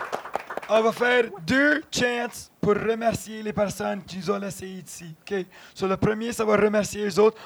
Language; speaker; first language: English; native; English